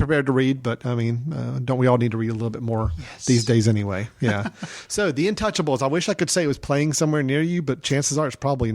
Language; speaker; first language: English; native; English